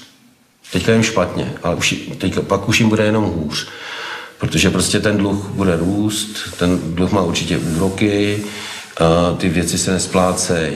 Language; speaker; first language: Czech; native; Czech